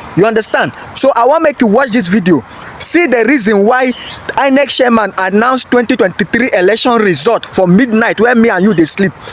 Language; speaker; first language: Nigerian Pidgin; native; Nigerian Pidgin